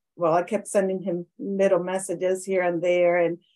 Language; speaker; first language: English; non-native, fluent; Spanish